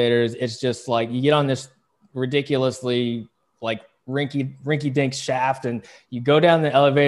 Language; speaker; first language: English; native; English